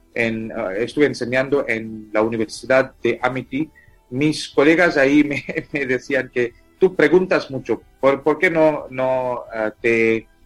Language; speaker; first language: Spanish; non-native, fluent; Tamil